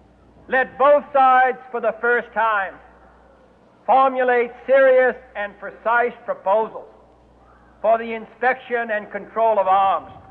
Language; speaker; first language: English; native; English